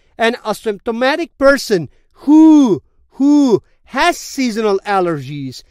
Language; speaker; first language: English; non-native, fluent; Turkish